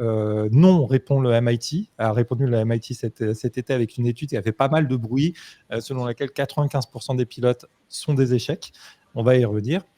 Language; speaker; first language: French; native; French